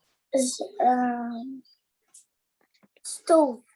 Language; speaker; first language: English; non-native, learner; Arabic